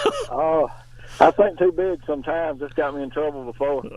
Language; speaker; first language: English; native; English